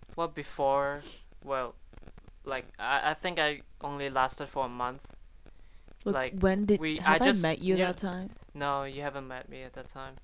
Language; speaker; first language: English; non-native, local second language; Chinese